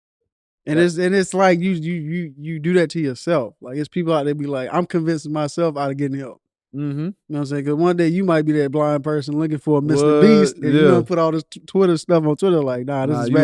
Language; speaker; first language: English; native; English